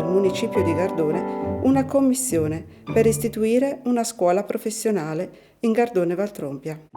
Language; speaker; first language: Italian; native; Italian